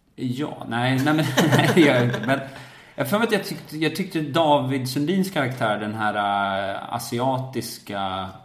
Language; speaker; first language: Swedish; native; Swedish